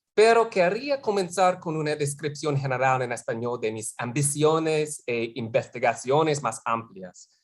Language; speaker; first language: Spanish; non-native, fluent; English